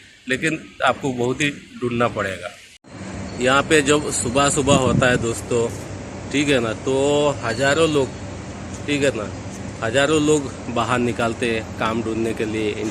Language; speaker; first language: Hindi; non-native, local second language; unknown